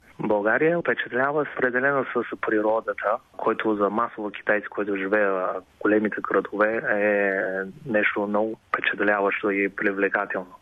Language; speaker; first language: Bulgarian; non-native, fluent; Chinese